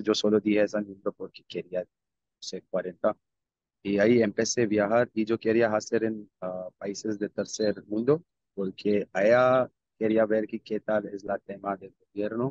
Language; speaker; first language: Spanish; non-native, learner; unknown